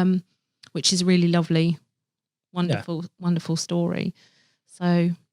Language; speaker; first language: English; native; English